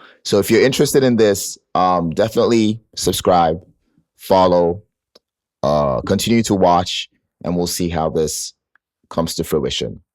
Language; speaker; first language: English; native; English